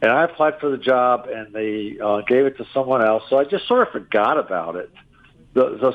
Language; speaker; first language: English; native; English